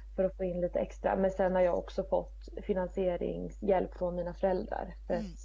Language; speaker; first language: Swedish; native; Swedish